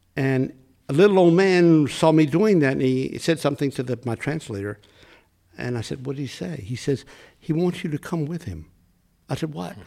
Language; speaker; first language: English; native; English